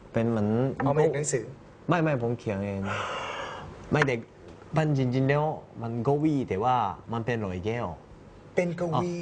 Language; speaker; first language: Thai; non-native, fluent; Japanese